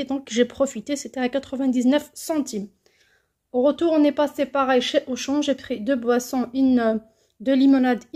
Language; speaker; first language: French; native; French